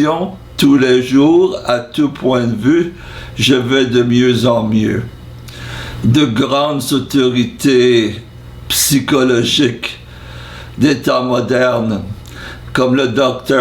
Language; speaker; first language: French; non-native, fluent; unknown